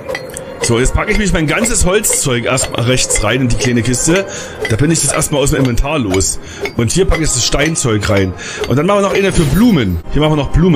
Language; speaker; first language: German; native; German